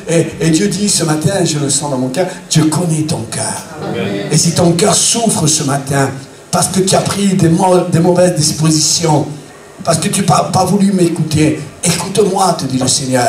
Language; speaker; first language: French; native; French